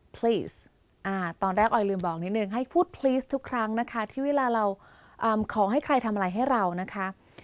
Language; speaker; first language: Thai; native; Thai